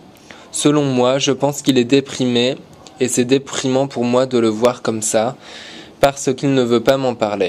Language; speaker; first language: French; non-native, learner; English